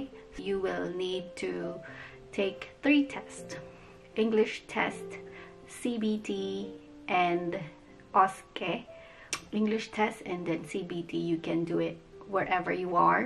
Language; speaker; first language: English; non-native, local second language; Filipino